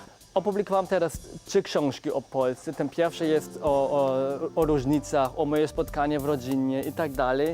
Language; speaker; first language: Polish; non-native, fluent; German